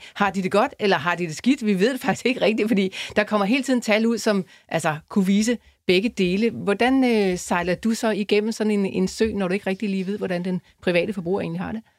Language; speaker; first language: Danish; native; Danish